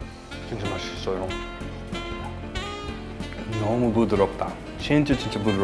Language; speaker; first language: Korean; non-native, learner; English